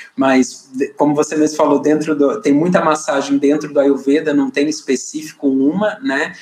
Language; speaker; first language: Portuguese; native; Portuguese